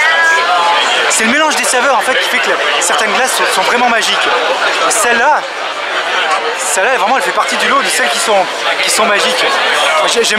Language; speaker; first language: French; native; French